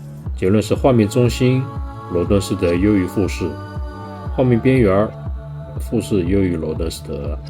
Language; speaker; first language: Chinese; native; Chinese